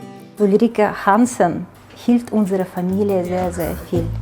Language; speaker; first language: German; non-native, learner; Ukrainian